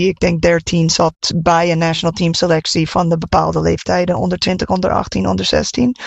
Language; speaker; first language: Dutch; non-native, fluent; English